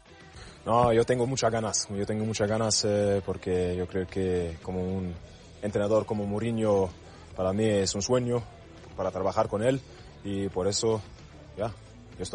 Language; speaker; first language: Spanish; non-native, learner; German